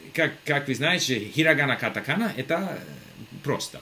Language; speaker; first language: Russian; non-native, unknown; English